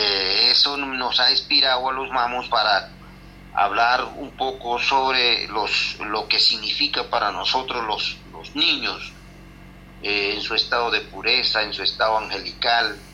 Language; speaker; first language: Spanish; non-native, local second language; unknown